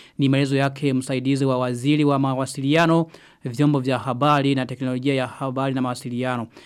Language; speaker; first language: Swahili; non-native, local second language; Rundi